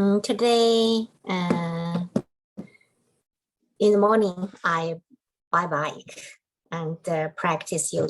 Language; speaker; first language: English; non-native, learner; Chinese